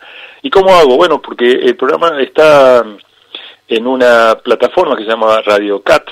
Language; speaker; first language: Spanish; native; Spanish